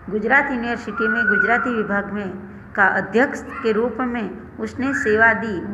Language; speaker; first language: Hindi; non-native, local second language; Gujarati